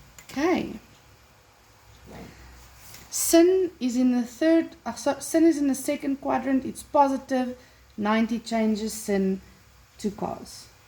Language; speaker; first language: English; non-native, local second language; Afrikaans